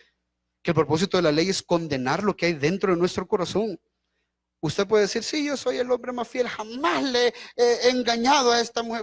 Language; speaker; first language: Spanish; native; Spanish